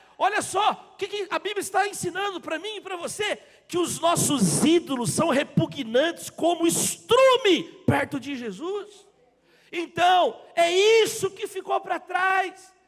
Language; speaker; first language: Portuguese; native; Portuguese